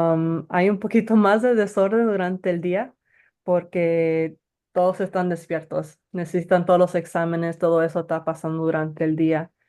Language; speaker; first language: Spanish; early bilingual, heritage; Spanish